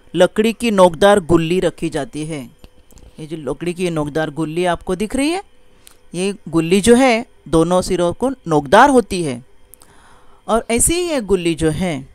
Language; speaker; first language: Hindi; non-native, local second language; Marathi